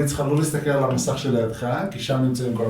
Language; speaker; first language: Hebrew; native; Hebrew